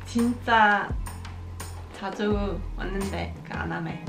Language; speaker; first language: Korean; non-native, fluent; Swedish